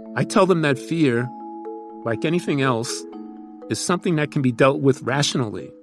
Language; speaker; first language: English; native; English